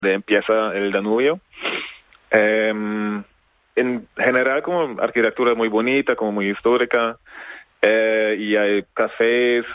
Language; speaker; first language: Spanish; non-native, fluent; German